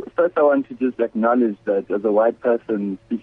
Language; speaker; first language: English; native; English